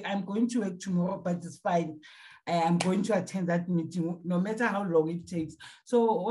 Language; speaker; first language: English; non-native, local second language; Tsonga